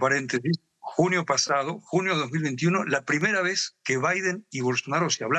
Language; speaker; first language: Spanish; native; Spanish